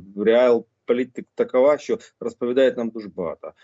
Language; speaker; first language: Ukrainian; native; Ukrainian